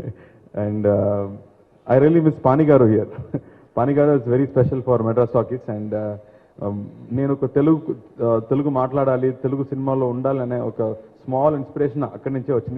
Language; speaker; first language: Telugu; non-native, local second language; Tamil